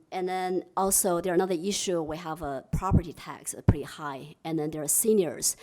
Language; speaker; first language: English; non-native, fluent; Chinese